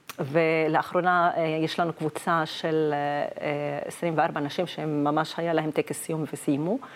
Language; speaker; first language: Hebrew; non-native, local second language; Arabic